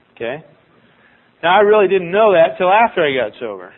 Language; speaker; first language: English; native; English